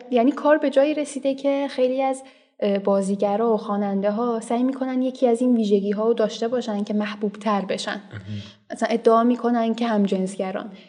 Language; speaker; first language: Persian; native; Persian